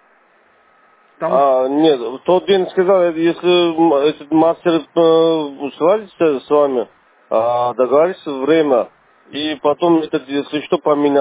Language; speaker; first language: Russian; non-native, learner; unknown